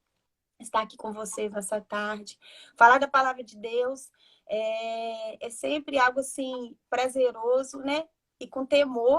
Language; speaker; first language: Portuguese; native; Portuguese